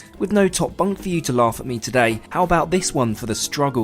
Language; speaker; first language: English; native; English